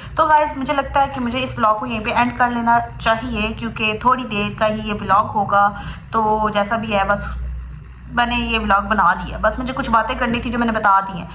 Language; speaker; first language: Urdu; native; Urdu